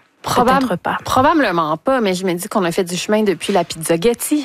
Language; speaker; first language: French; native; French